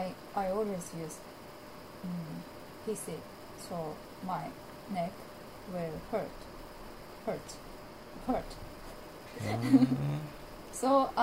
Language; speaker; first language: English; non-native, learner; Japanese